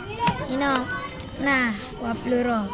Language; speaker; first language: Indonesian; non-native, learner; Rohingya